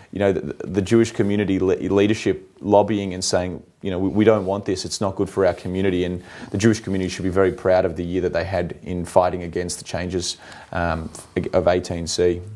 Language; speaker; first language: English; native; English